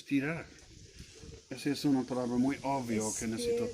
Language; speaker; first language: Spanish; non-native, learner; English